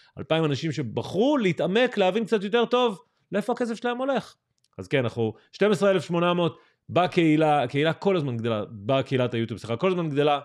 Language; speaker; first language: Hebrew; native; Hebrew